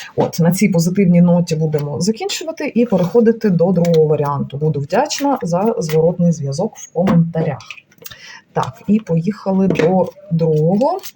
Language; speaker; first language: Ukrainian; non-native, local second language; Russian